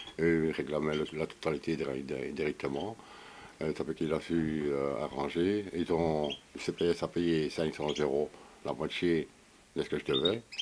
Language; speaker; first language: French; native; French